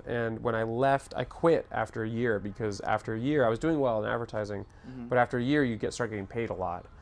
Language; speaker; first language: English; native; English